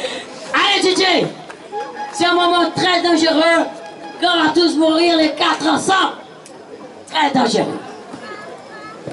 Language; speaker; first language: French; non-native, fluent; Portuguese